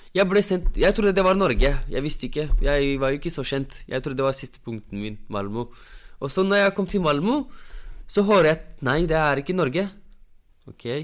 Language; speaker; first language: Norwegian; non-native, fluent; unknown